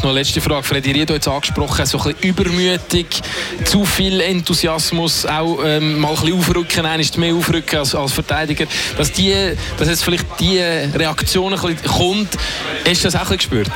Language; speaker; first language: German; native; German